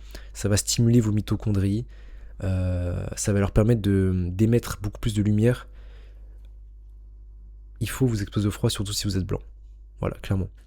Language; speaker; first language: French; native; French